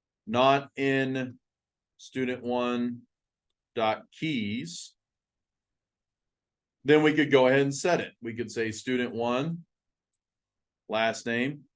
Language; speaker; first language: English; native; English